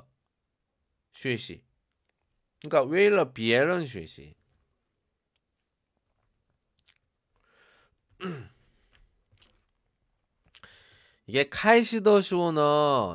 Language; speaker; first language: Chinese; non-native, learner; Korean